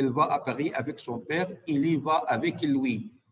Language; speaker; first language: French; non-native, fluent; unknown